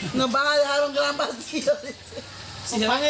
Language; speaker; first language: Spanish; native; Spanish